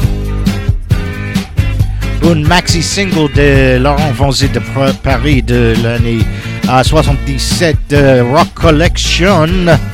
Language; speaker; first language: French; non-native, learner; English